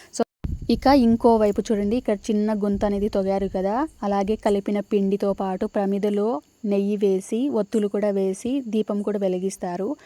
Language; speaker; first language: Telugu; non-native, local second language; Lambadi